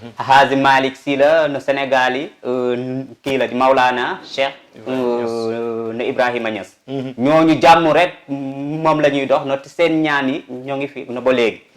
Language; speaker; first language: Wolof; non-native, local second language; Mandingo